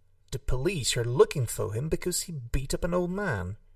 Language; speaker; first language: English; non-native, fluent; Hungarian